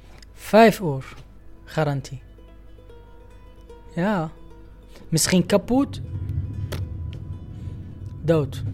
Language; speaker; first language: Dutch; non-native, learner; Arabic